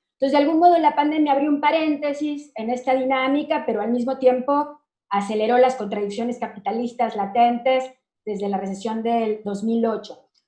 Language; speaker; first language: Spanish; native; Spanish